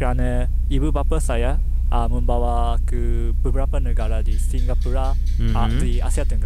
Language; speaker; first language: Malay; non-native, learner; Japanese